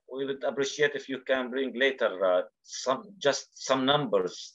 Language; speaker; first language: English; non-native, fluent; Arabic